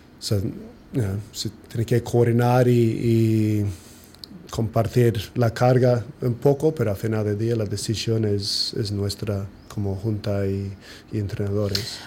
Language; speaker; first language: Spanish; non-native, fluent; English